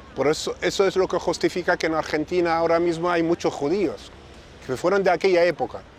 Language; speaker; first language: Spanish; non-native, fluent; Arabic